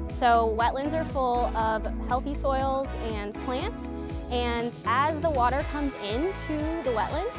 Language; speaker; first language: English; native; English